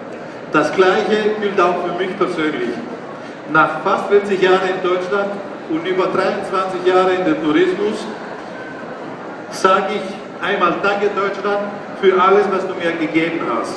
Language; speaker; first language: German; non-native, fluent; Greek